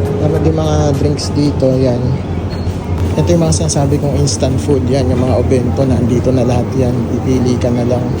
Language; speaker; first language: Filipino; native; Filipino